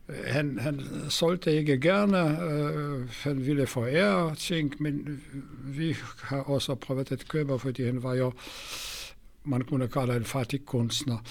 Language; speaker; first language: Swedish; non-native, fluent; Polish